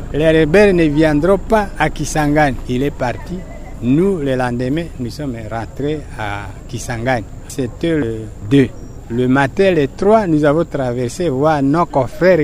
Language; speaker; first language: French; non-native, local second language; Swahili